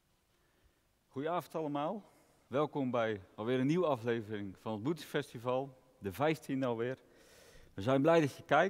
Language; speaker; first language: Dutch; native; Dutch